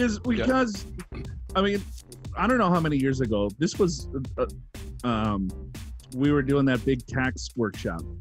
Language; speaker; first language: English; native; English